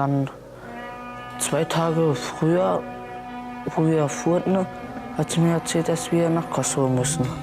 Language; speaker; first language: German; early bilingual, other home language; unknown